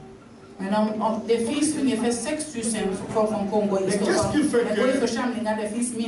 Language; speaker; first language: Swedish; non-native, fluent; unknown